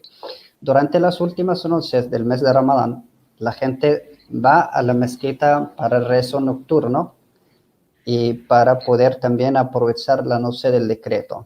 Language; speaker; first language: Spanish; non-native, fluent; Arabic